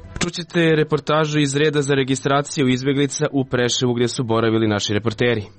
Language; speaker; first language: Serbian; native; Serbian